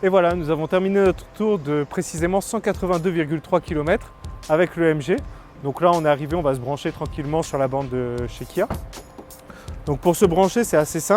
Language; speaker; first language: French; native; French